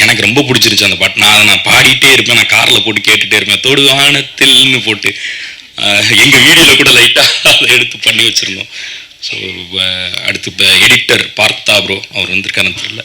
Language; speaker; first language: Tamil; native; Tamil